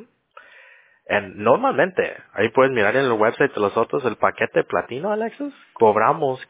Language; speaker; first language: Spanish; early bilingual, heritage; English